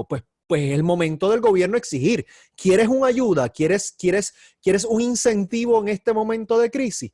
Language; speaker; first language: Spanish; native; Spanish